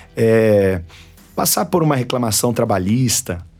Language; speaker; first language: Portuguese; native; Portuguese